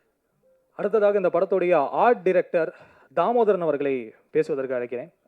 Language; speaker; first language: Tamil; native; Tamil